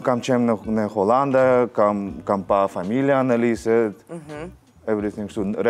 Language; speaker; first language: Albanian; non-native, learner; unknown